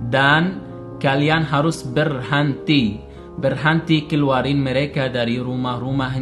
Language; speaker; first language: Indonesian; non-native, fluent; Arabic